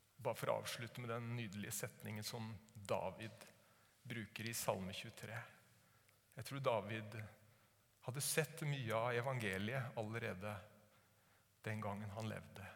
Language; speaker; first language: Norwegian; native; Norwegian